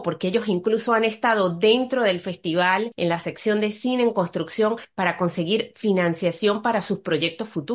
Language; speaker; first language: Spanish; native; Spanish